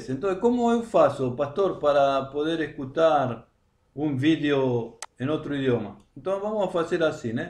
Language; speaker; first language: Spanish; non-native, learner; Portuguese